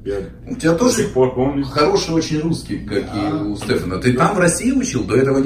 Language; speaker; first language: Russian; native; Russian